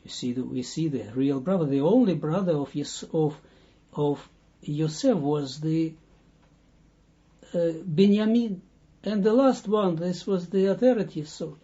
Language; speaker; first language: English; non-native, fluent; Dutch